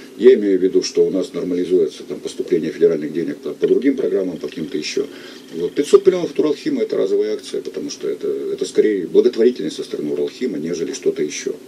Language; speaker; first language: Russian; native; Russian